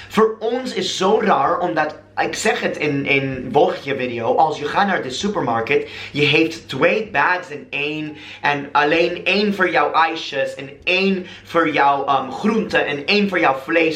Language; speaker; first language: Dutch; non-native, learner; English